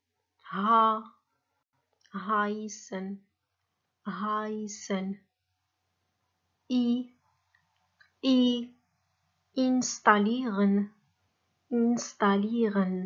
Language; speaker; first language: German; non-native, fluent; Arabic